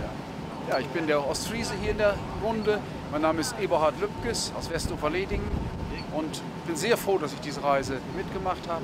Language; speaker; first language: German; native; German